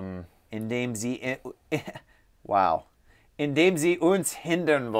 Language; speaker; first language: German; non-native, fluent; English